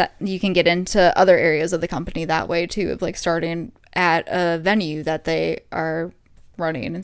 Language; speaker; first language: English; native; English